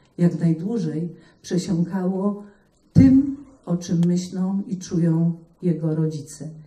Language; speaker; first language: Polish; native; Polish